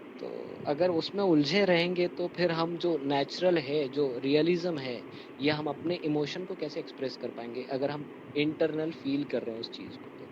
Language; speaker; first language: Hindi; native; Hindi